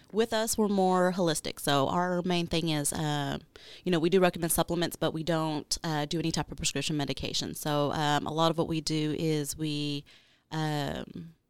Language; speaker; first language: English; native; English